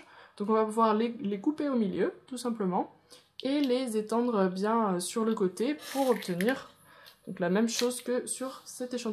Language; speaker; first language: French; native; French